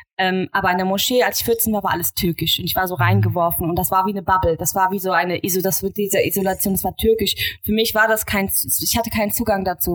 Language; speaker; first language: German; native; German